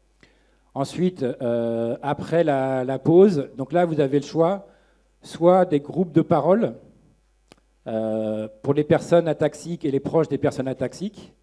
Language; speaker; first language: French; native; French